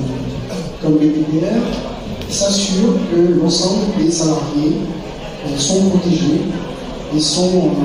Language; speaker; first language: French; native; French